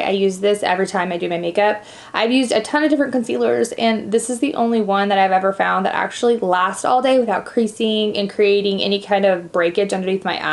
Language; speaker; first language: English; native; English